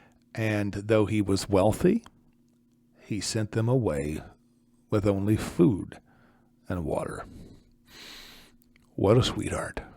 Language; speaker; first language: English; native; English